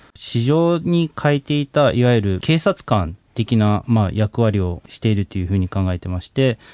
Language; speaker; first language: Japanese; native; Japanese